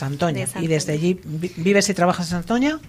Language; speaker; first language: Spanish; native; Spanish